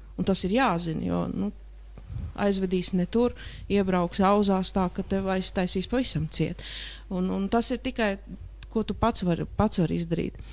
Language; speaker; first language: Latvian; native; Latvian